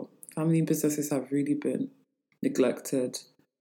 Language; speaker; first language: English; native; English